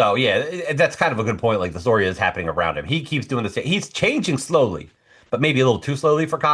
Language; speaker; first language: English; native; English